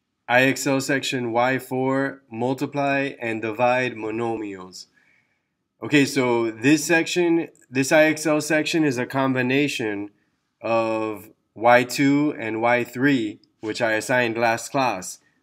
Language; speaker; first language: English; early bilingual, other home language; Spanish